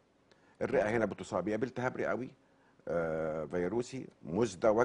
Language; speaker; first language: Arabic; native; Arabic